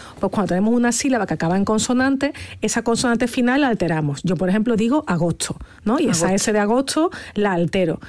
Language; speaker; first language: Spanish; native; Spanish